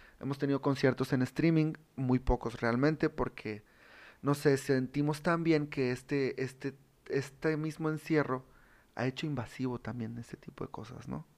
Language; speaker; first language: Spanish; native; Spanish